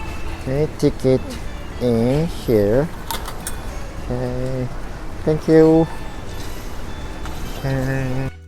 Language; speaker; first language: English; non-native, learner; Japanese